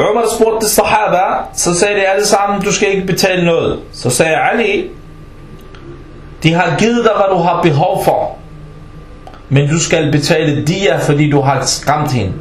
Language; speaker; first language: Danish; early bilingual, other home language; Arabic